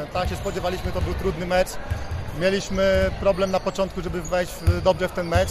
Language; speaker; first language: Polish; native; Polish